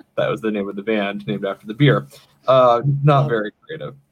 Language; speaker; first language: English; native; English